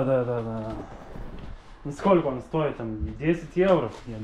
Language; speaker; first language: Russian; non-native, local second language; Lithuanian